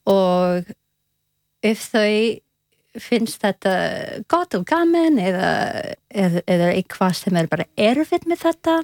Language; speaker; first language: Icelandic; non-native, learner; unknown